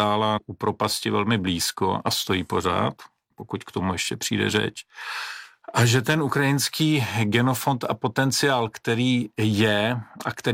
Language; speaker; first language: Czech; non-native, local second language; Ukrainian